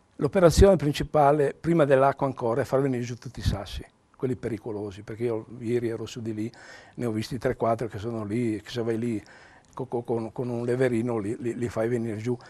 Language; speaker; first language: Italian; native; Italian